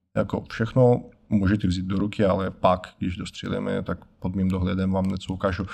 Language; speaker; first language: Czech; non-native, fluent; Russian